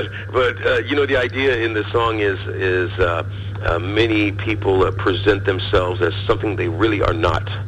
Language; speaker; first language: English; native; English